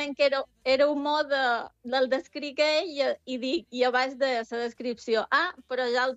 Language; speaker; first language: Catalan; native; Catalan